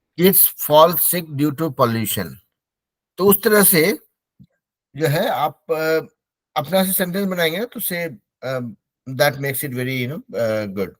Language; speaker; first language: Hindi; native; Hindi